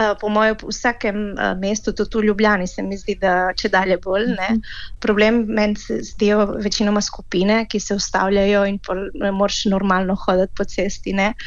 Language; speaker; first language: Slovenian; early bilingual, heritage; Catalan